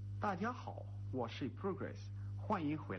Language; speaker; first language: Chinese; non-native, learner; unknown